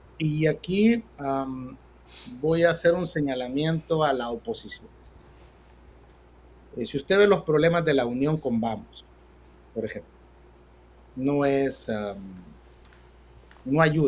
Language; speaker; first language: Spanish; native; Spanish